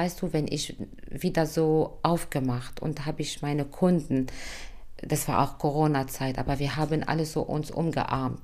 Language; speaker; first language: German; non-native, fluent; Arabic